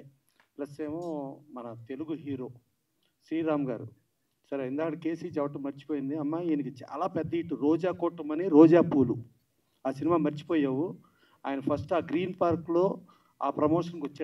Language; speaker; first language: Telugu; native; Telugu